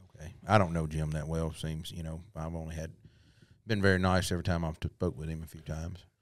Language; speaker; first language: English; native; English